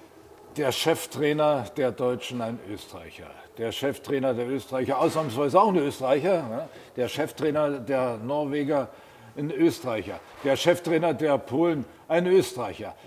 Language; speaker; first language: German; native; German